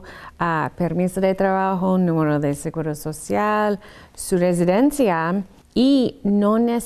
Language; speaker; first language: Spanish; non-native, fluent; English